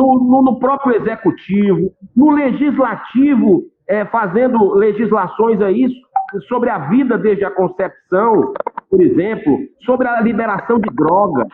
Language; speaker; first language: Portuguese; native; Portuguese